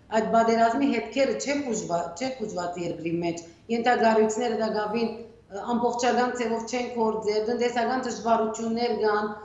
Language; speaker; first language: Armenian; early bilingual, heritage; Armenian